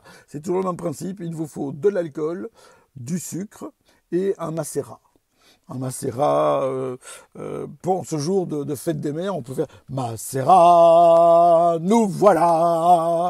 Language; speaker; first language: French; native; French